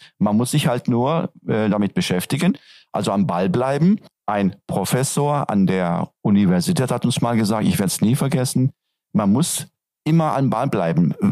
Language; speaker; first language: German; non-native, fluent; Turkish